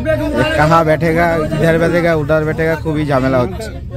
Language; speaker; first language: Hindi; non-native, local second language; Bangla